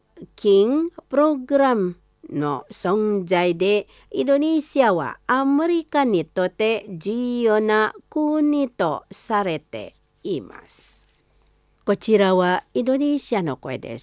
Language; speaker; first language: Japanese; non-native, fluent; Indonesian